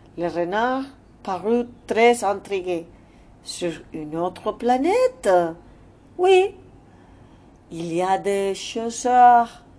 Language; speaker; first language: French; non-native, fluent; Spanish